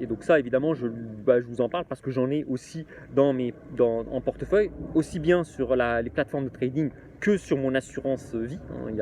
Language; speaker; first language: French; native; French